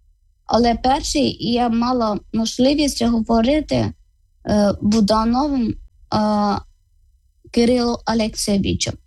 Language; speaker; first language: Ukrainian; non-native, learner; Malayalam